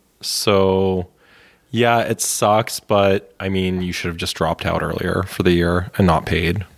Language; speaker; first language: English; native; English